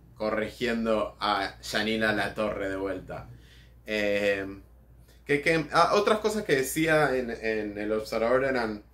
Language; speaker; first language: Spanish; native; Spanish